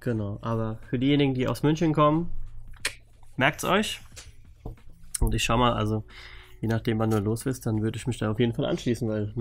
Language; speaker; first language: German; native; German